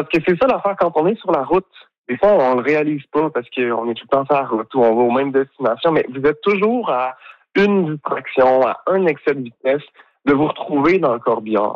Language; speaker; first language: French; native; French